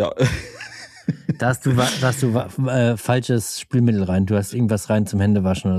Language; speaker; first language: German; native; German